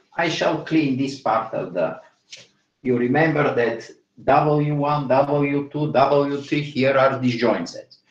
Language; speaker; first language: English; non-native, fluent; Bulgarian